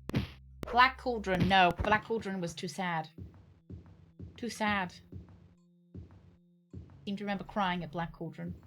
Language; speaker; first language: English; native; English